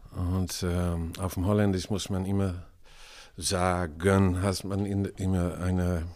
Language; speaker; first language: German; non-native, learner; Dutch